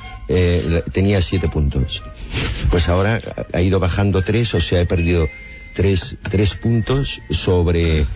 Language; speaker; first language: Catalan; non-native, local second language; Spanish